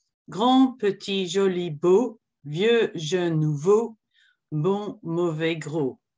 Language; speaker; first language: French; non-native, fluent; English